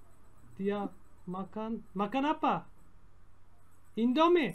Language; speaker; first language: Indonesian; non-native, learner; Turkish